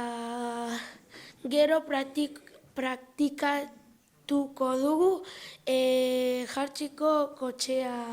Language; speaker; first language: Basque; non-native, local second language; Spanish